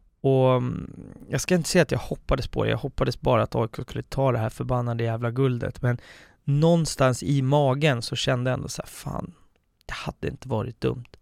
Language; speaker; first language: Swedish; native; Swedish